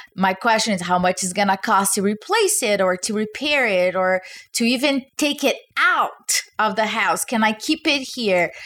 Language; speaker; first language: English; non-native, fluent; Portuguese